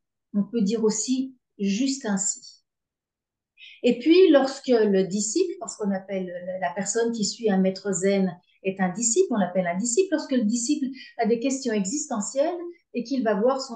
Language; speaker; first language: French; native; French